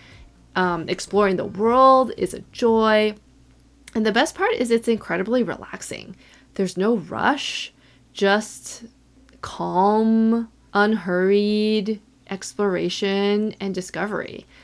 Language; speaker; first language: English; native; English